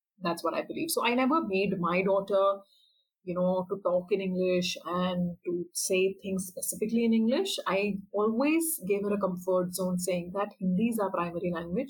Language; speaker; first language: English; non-native, local second language; Hindi